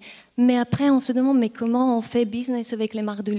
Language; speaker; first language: French; non-native, fluent; Bulgarian